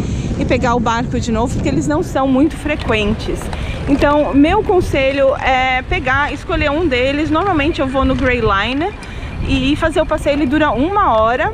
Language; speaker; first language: Portuguese; native; Portuguese